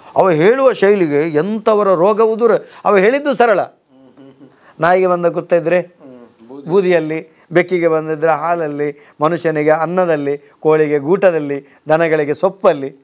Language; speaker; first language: Kannada; non-native, local second language; Tulu